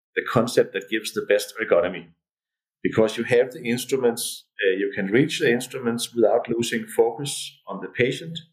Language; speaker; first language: English; non-native, fluent; Danish